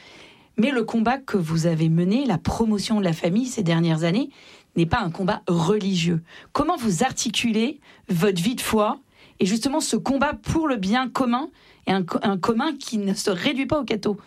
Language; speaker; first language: French; native; French